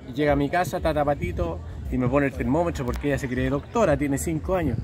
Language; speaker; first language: Spanish; native; Spanish